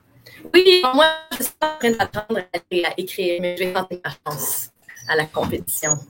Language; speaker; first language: French; native; French